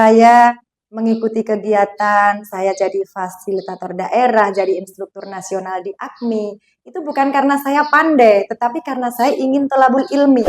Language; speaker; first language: Indonesian; non-native, local second language; Javanese